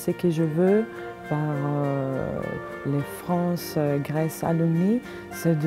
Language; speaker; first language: French; non-native, fluent; Greek